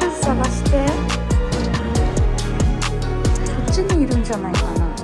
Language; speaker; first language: Japanese; native; Japanese